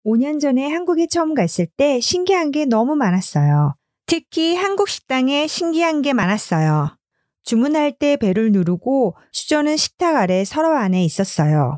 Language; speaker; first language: Korean; non-native, learner; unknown